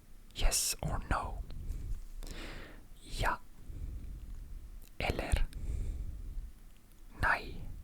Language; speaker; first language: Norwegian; non-native, learner; French